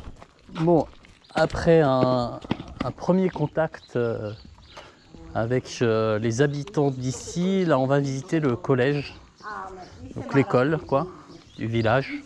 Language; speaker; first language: French; native; French